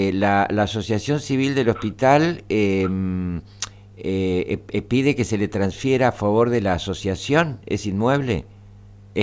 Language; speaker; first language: Spanish; native; Spanish